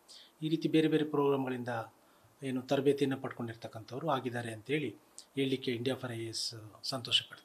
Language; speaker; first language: Kannada; native; Kannada